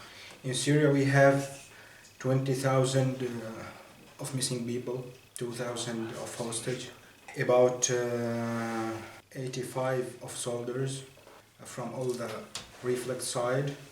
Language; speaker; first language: English; non-native, learner; Arabic